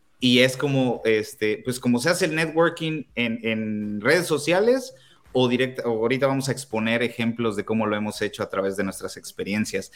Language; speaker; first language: Spanish; native; Spanish